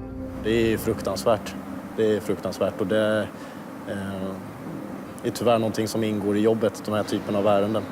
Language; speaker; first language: Swedish; native; Swedish